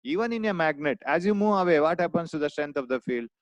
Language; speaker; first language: English; non-native, local second language; Kannada